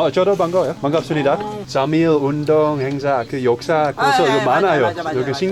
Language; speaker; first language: Korean; non-native, learner; Dutch